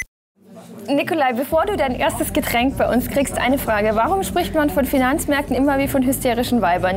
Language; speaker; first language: German; native; German